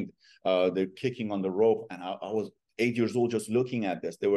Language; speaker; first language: English; non-native, fluent; Persian